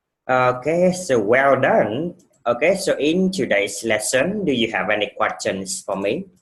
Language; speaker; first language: English; non-native, fluent; Vietnamese